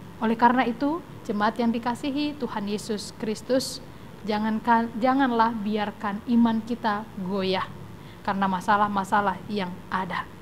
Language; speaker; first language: Indonesian; native; Indonesian